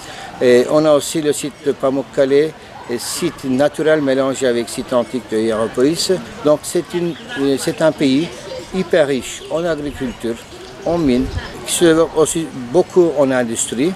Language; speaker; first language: French; non-native, fluent; Turkish